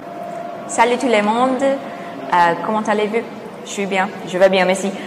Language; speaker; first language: French; non-native, learner; Portuguese